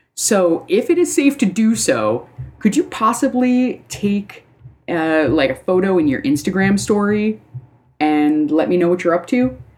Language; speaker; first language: English; native; English